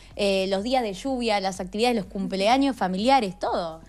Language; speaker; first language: Spanish; native; Spanish